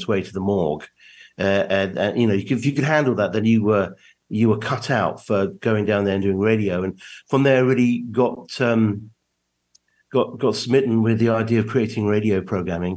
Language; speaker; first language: English; native; English